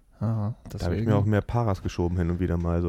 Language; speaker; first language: German; native; German